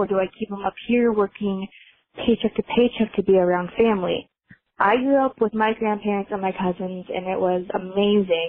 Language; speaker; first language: English; native; English